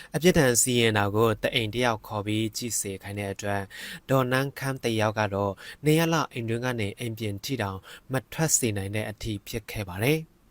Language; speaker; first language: Burmese; non-native, local second language; Shan